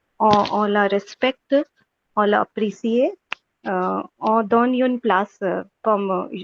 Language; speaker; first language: French; non-native, fluent; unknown